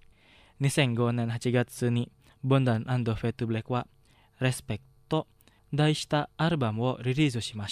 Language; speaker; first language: Japanese; non-native, learner; Indonesian